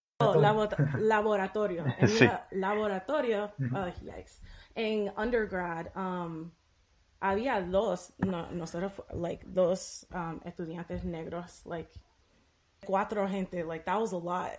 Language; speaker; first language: Spanish; early bilingual, heritage; Spanish